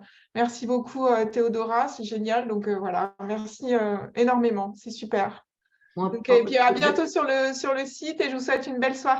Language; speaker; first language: French; native; French